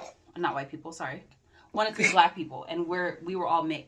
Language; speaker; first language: English; native; English